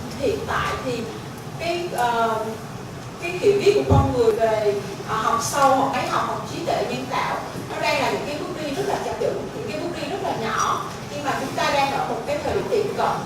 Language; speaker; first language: Vietnamese; native; Vietnamese